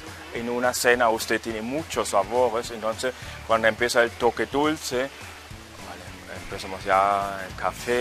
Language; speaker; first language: Spanish; non-native, fluent; German